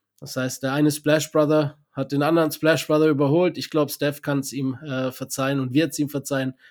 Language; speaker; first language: German; native; German